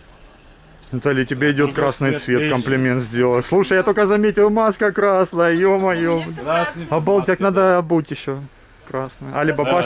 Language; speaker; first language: Russian; native; Russian